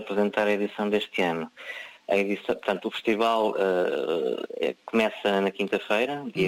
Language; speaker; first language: Portuguese; native; Portuguese